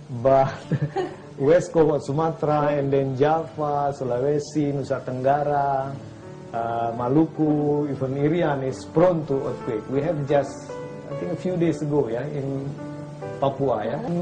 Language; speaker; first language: English; non-native, fluent; Indonesian